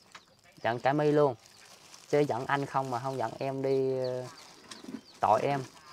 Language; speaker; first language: Vietnamese; native; Vietnamese